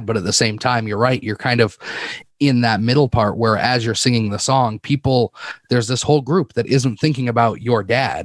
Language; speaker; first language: English; native; English